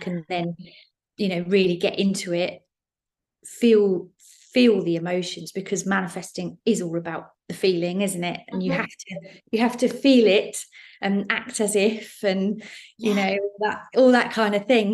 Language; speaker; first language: English; native; English